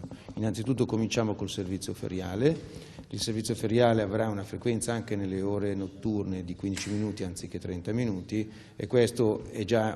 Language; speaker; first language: Italian; native; Italian